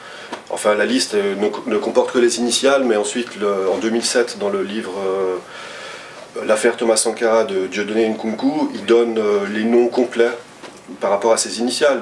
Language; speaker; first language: French; native; French